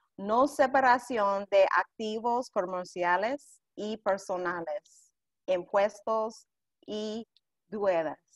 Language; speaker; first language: Spanish; non-native, fluent; English